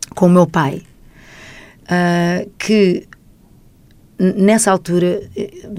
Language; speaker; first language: Portuguese; native; Portuguese